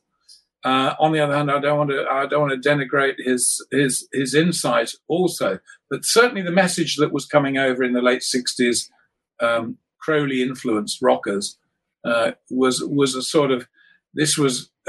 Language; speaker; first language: English; native; English